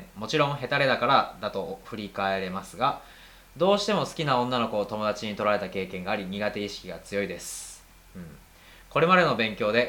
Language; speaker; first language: Japanese; native; Japanese